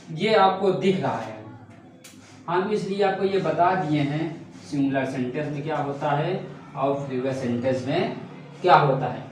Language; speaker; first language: Hindi; native; Hindi